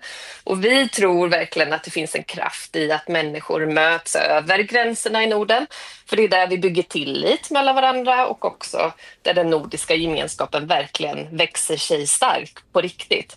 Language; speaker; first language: Swedish; native; Swedish